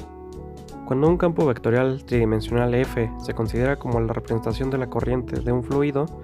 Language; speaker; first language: Spanish; native; Spanish